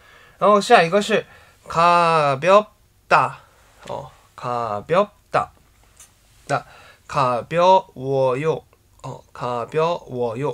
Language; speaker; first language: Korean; non-native, fluent; Chinese